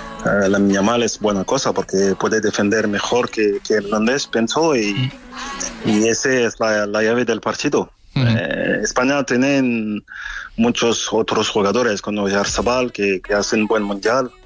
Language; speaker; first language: Spanish; non-native, fluent; French